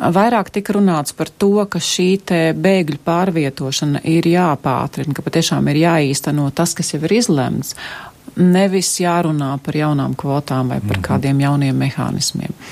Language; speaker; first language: Latvian; native; Latvian